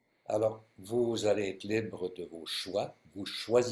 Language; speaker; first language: French; native; French